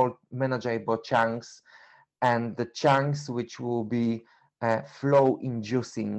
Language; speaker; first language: English; non-native, fluent; Polish